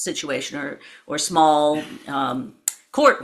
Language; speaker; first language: English; native; English